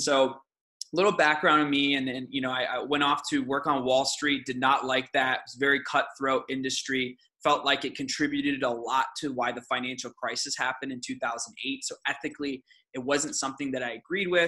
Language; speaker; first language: English; early bilingual, other home language; Aramaic